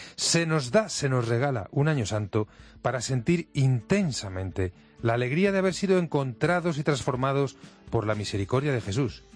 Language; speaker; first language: Spanish; native; Spanish